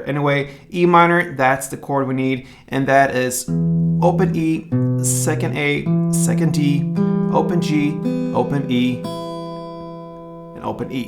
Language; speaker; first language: English; non-native, fluent; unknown